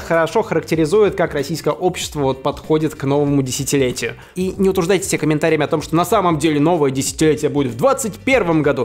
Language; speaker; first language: Russian; native; Russian